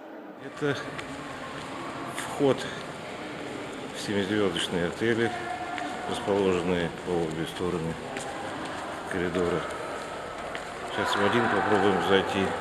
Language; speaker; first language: Russian; native; Russian